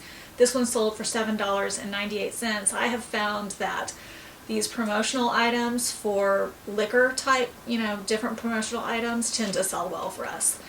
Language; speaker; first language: English; native; English